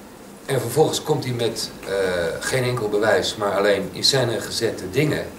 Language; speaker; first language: Dutch; native; Dutch